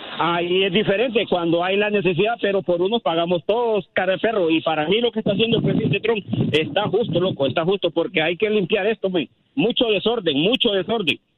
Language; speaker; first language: Spanish; native; Spanish